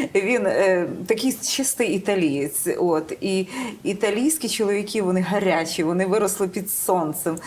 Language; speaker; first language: Ukrainian; native; Ukrainian